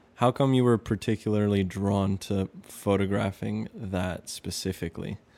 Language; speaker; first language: English; early bilingual, other home language; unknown